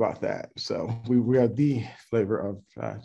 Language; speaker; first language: English; native; English